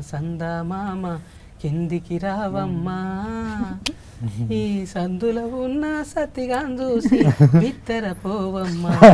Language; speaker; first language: Telugu; native; Telugu